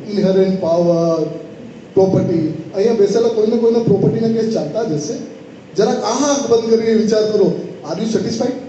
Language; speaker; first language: Gujarati; non-native, local second language; Marwari